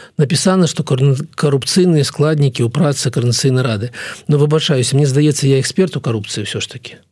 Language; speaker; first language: Belarusian; native; Belarusian